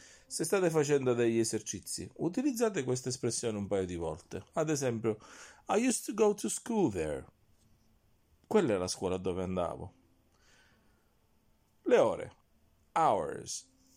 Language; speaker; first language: Italian; native; Italian